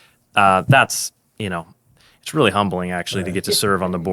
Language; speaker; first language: English; native; English